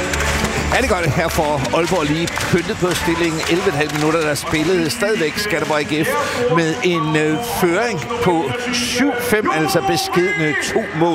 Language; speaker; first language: Danish; native; Danish